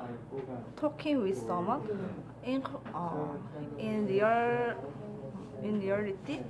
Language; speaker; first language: English; non-native, learner; Korean